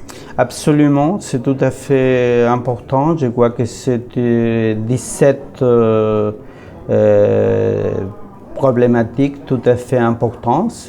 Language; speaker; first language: French; non-native, learner; Spanish